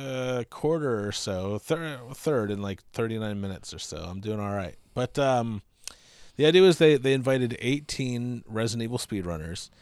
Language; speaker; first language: English; native; English